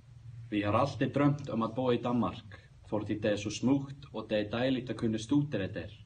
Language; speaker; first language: Danish; non-native, learner; Icelandic